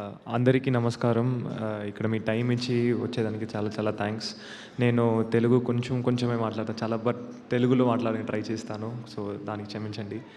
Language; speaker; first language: Telugu; non-native, learner; Tamil